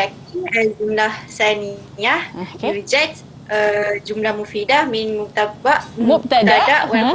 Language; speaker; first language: Arabic; non-native, learner; Malay